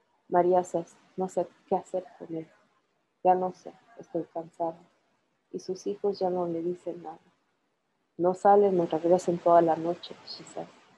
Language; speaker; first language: Spanish; early bilingual, heritage; Spanish